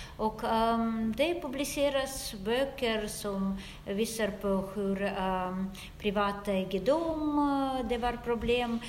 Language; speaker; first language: Swedish; non-native, fluent; Russian